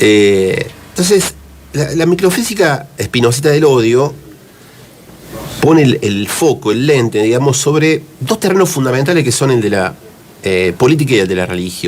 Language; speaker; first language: Spanish; native; Spanish